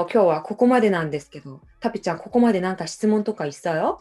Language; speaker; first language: Japanese; non-native, fluent; Korean